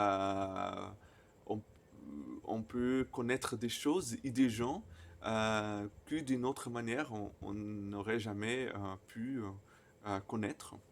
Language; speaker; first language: French; non-native, fluent; Portuguese